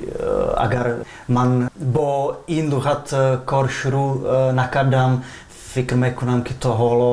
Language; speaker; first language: Persian; non-native, fluent; Czech